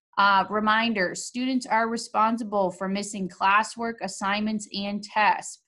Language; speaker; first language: English; native; English